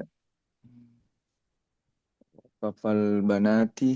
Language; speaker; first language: Arabic; non-native, learner; Indonesian